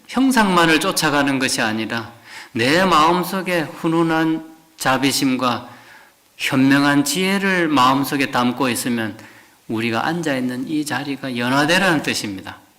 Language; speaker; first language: Korean; native; Korean